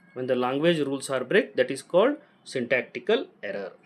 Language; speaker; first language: English; non-native, local second language; Kannada